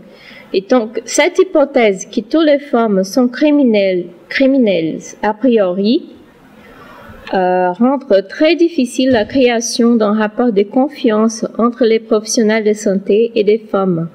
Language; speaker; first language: French; non-native, learner; Portuguese